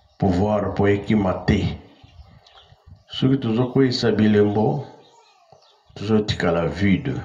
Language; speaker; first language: Lingala; non-native, local second language; Kongo